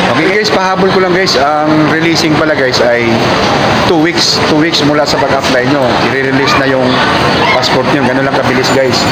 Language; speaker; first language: Filipino; non-native, local second language; Cebuano